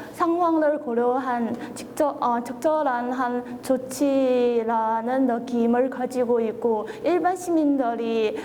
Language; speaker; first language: Korean; non-native, fluent; Chinese